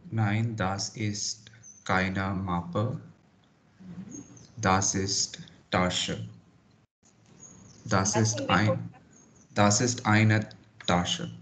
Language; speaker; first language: German; non-native, learner; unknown